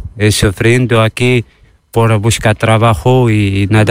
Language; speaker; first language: Spanish; non-native, learner; Arabic